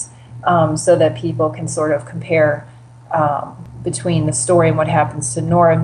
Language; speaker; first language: English; native; English